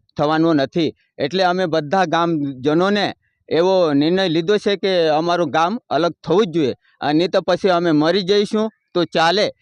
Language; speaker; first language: Gujarati; non-native, local second language; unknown